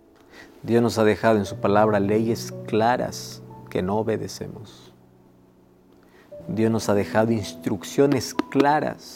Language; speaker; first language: Spanish; native; Spanish